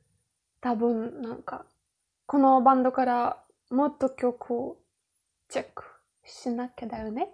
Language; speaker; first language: Japanese; non-native, learner; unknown